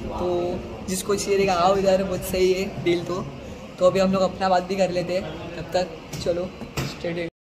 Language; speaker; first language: Hindi; native; Hindi